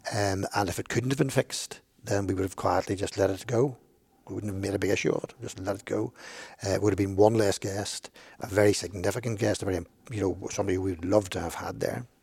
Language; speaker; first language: English; native; English